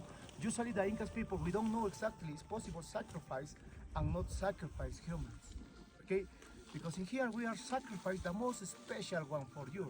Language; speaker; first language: English; non-native, learner; Spanish